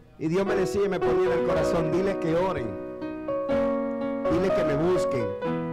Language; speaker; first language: Spanish; native; Spanish